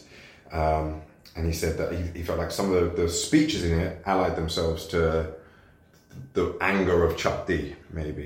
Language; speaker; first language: English; native; English